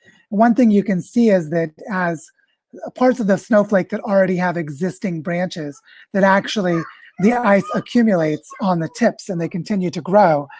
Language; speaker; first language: English; native; English